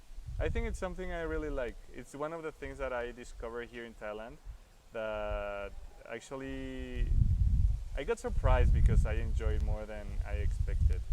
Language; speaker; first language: English; non-native, fluent; Spanish